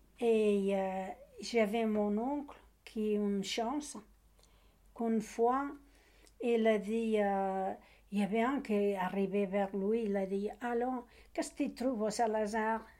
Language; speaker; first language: French; non-native, learner; Portuguese